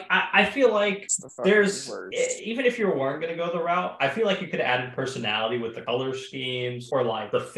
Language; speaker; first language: English; native; English